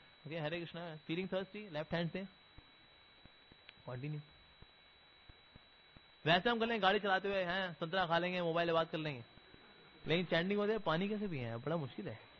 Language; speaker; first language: Hindi; native; Hindi